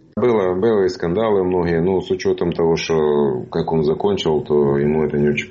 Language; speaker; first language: Russian; native; Russian